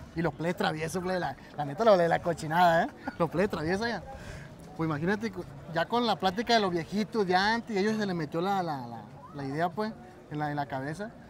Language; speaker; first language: Spanish; native; Spanish